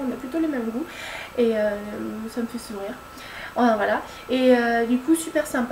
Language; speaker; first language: French; native; French